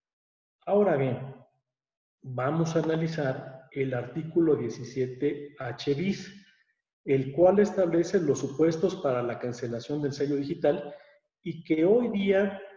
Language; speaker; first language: Spanish; native; Spanish